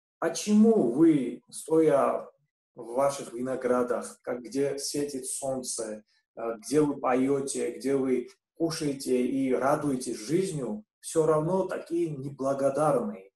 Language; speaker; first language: Russian; non-native, fluent; Georgian